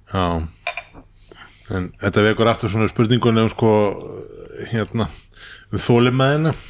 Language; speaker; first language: Icelandic; native; Icelandic